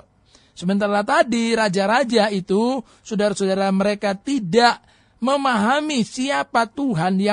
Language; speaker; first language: Indonesian; native; Indonesian